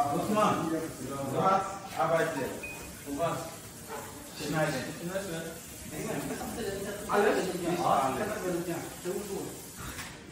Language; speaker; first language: German; non-native, learner; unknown